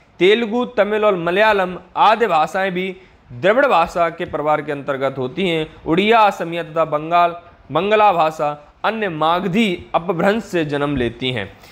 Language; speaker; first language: Hindi; native; Hindi